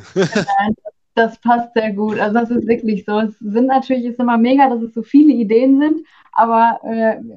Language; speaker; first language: German; native; German